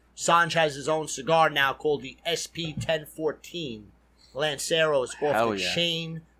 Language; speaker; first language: English; native; English